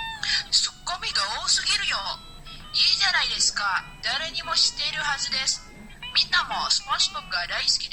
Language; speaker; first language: Japanese; non-native, learner; Indonesian